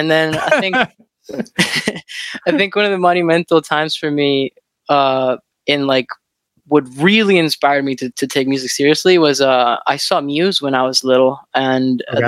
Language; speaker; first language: English; non-native, fluent; Spanish